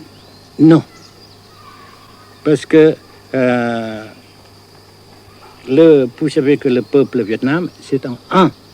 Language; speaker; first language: French; non-native, local second language; Vietnamese